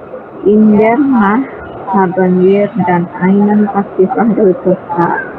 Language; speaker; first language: German; non-native, learner; Indonesian